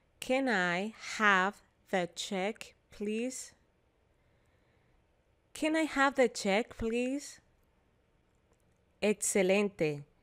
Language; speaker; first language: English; non-native, fluent; Spanish